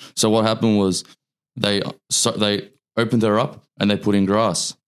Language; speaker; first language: English; early bilingual, other home language; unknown